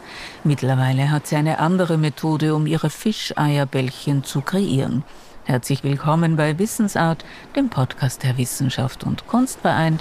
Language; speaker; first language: German; native; German